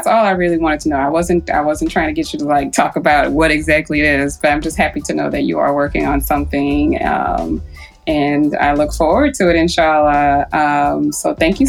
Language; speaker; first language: English; native; English